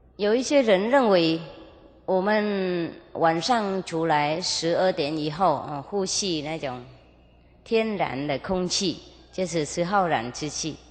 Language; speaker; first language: Chinese; non-native, fluent; Vietnamese